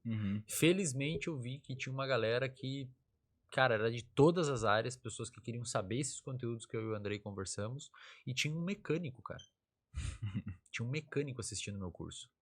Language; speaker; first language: Portuguese; native; Portuguese